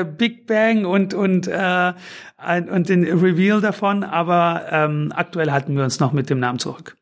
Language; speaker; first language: German; early bilingual, other home language; Turkish